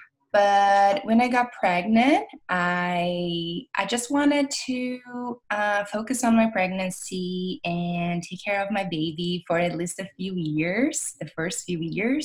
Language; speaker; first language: English; non-native, fluent; Portuguese